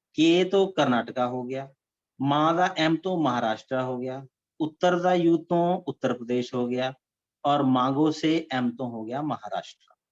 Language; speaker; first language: Hindi; non-native, local second language; Punjabi